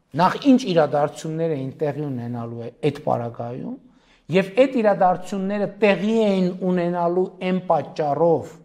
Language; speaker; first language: Armenian; native; Armenian